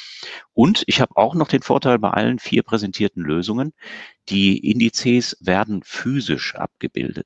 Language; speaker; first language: German; native; German